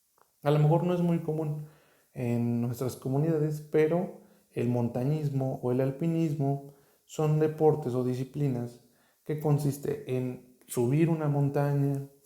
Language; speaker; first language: Spanish; native; Spanish